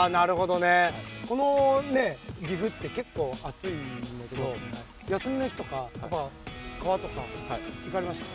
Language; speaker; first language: Japanese; native; Japanese